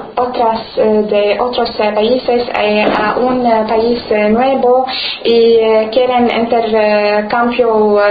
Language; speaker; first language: Spanish; non-native, learner; Arabic